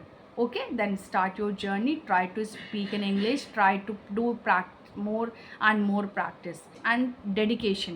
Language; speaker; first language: English; non-native, local second language; Hindi